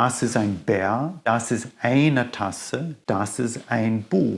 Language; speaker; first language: German; non-native, fluent; English